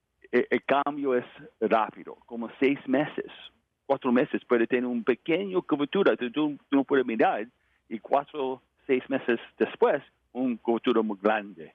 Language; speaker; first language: Spanish; non-native, learner; English